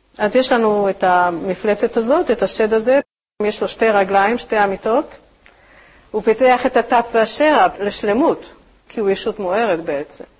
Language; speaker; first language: Hebrew; native; Hebrew